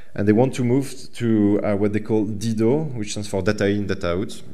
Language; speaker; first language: English; non-native, fluent; French